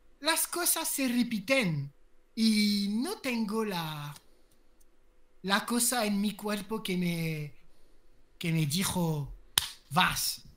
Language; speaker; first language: Spanish; non-native, learner; French